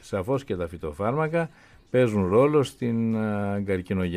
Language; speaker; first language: Greek; native; Greek